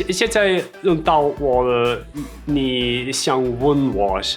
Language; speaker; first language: Chinese; non-native, fluent; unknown